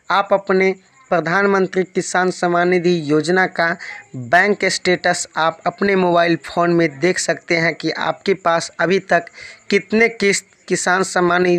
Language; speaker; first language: Hindi; native; Hindi